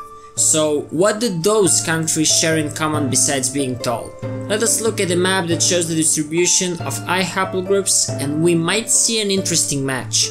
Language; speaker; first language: English; non-native, fluent; Serbian